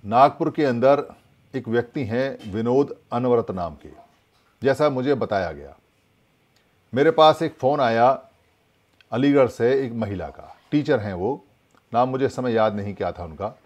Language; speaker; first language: Hindi; native; Hindi